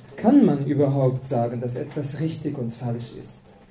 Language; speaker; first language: German; non-native, fluent; French